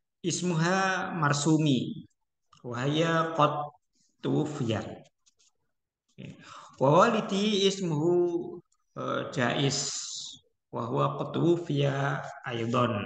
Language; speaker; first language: Arabic; non-native, fluent; Indonesian